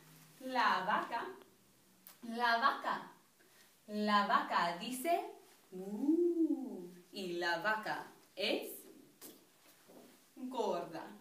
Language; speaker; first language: Spanish; non-native, fluent; English